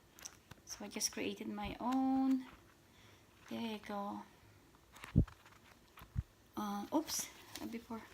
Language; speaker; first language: English; non-native, fluent; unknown